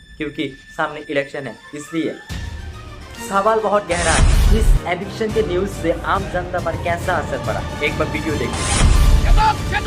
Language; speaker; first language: Hindi; non-native, local second language; Bangla